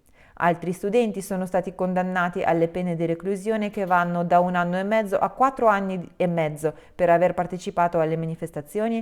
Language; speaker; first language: Italian; non-native, fluent; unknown